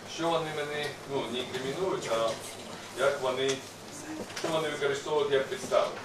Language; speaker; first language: Ukrainian; non-native, local second language; Russian